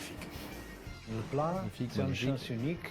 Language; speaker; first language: French; non-native, fluent; Portuguese